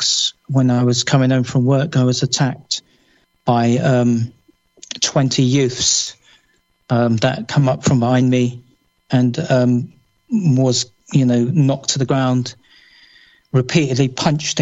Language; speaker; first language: English; native; English